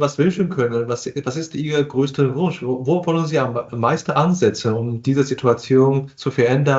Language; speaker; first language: German; non-native, fluent; Chinese